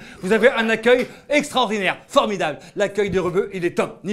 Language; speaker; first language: French; native; French